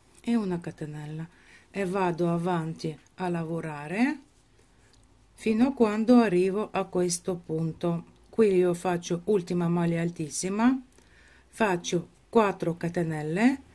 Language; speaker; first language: Italian; non-native, fluent; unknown